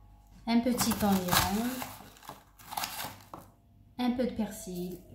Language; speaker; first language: French; non-native, local second language; Arabic